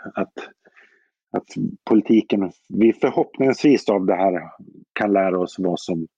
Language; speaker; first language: Swedish; native; Swedish